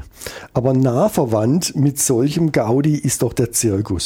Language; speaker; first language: German; native; German